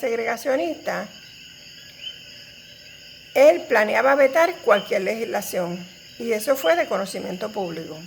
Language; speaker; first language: Spanish; native; Spanish